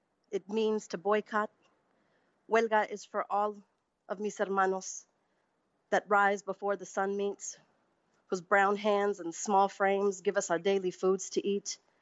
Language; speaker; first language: English; early bilingual, other home language; Spanish